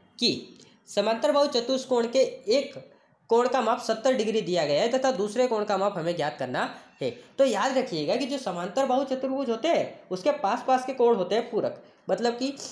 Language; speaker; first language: Hindi; non-native, local second language; Gujarati